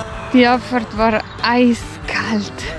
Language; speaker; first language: German; non-native, fluent; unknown